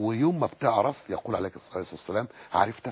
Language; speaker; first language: Arabic; native; Arabic